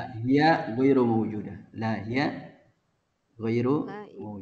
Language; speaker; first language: Arabic; non-native, fluent; Indonesian